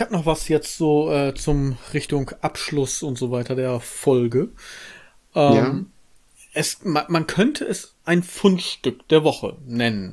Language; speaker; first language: German; native; German